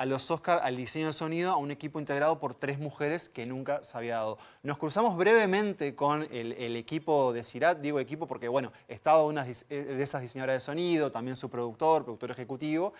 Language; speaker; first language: Spanish; native; Spanish